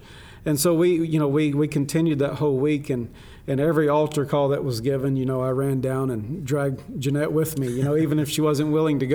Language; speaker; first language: English; native; English